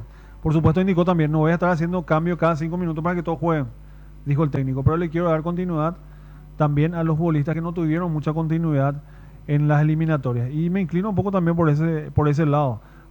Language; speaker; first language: Spanish; native; Spanish